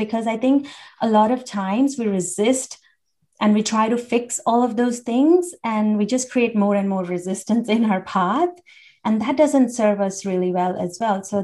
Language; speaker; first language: English; non-native, local second language; Hindi